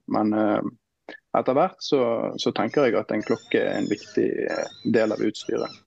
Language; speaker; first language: Norwegian; native; Norwegian